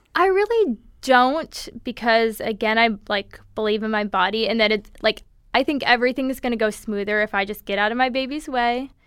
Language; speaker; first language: English; native; English